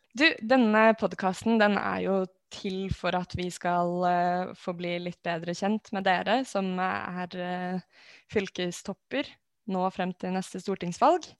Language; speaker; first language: Norwegian; native; Norwegian